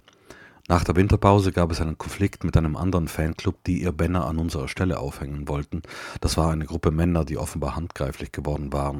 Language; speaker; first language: German; native; German